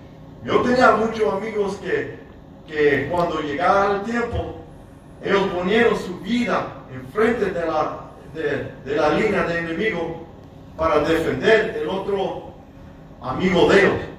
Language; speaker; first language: Spanish; early bilingual, heritage; English